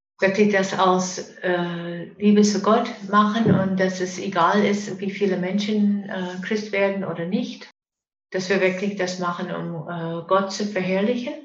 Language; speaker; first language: German; non-native, fluent; English